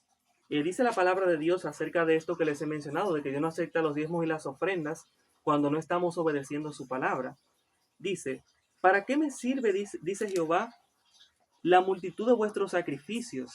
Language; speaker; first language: Spanish; native; Spanish